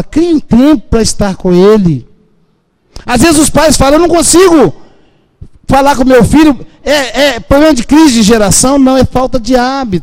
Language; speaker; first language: Portuguese; native; Portuguese